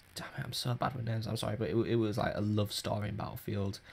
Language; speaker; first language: English; native; English